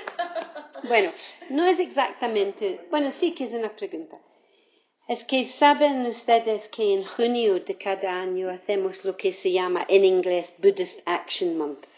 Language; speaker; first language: Spanish; non-native, fluent; English